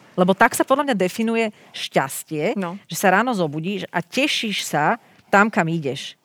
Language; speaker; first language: Slovak; native; Slovak